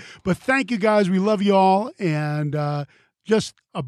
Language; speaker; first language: English; native; English